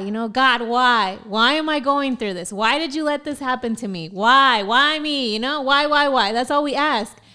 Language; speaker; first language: English; early bilingual, other home language; Spanish